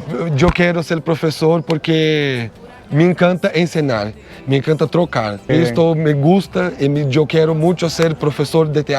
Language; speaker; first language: Spanish; non-native, fluent; Portuguese